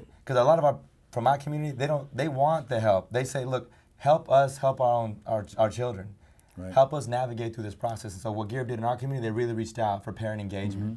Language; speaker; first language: English; early bilingual, other home language; Spanish